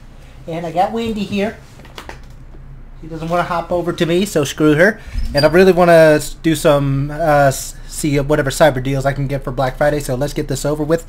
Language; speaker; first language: English; native; English